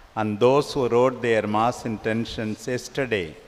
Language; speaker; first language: English; non-native, local second language; Tamil